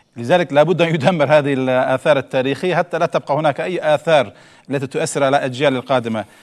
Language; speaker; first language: Arabic; non-native, fluent; Turkish